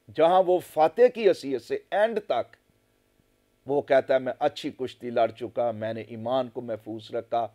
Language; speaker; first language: Urdu; non-native, local second language; Punjabi